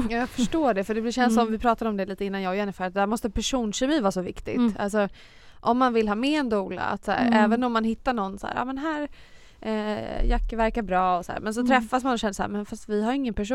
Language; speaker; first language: Swedish; native; Swedish